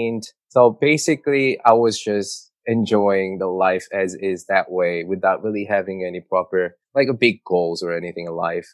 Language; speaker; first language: English; non-native, fluent; Korean